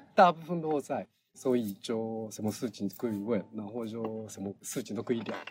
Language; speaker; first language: Chinese; non-native, learner; Japanese